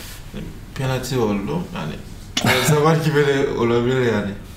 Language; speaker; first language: Turkish; non-native, fluent; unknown